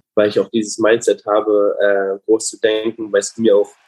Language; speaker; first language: German; native; German